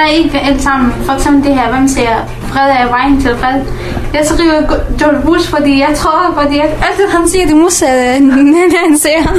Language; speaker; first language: Danish; early bilingual, other home language; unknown